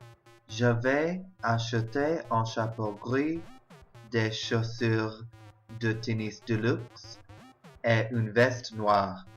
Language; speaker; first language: French; non-native, learner; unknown